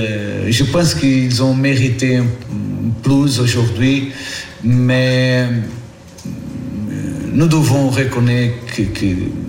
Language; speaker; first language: French; non-native, learner; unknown